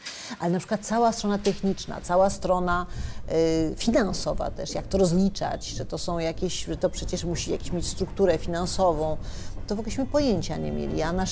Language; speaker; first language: Polish; native; Polish